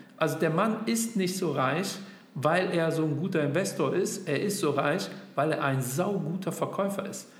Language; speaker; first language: German; native; German